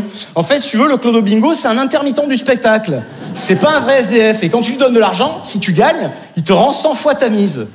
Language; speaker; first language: French; native; French